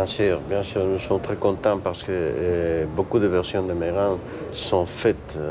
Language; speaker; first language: French; non-native, fluent; Spanish